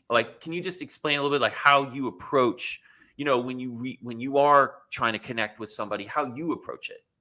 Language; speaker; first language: English; native; English